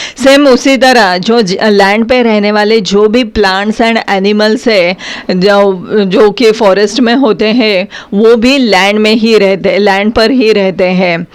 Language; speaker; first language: Hindi; non-native, local second language; Marathi